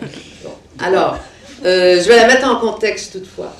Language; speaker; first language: French; native; French